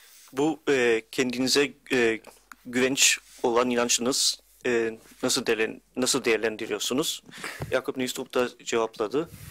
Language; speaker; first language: Turkish; early bilingual, heritage; Turkish